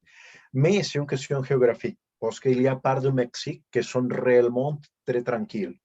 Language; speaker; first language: French; non-native, learner; Spanish